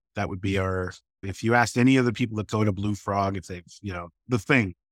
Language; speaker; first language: English; native; English